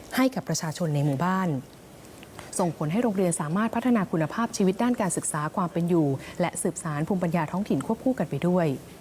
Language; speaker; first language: Thai; native; Thai